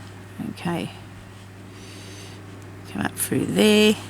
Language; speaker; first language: English; native; English